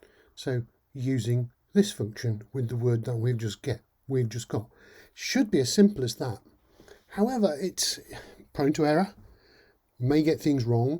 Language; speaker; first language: English; native; English